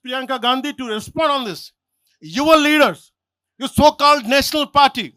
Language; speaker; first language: English; non-native, local second language; Telugu